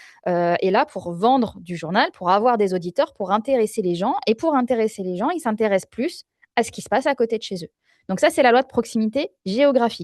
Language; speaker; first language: French; native; French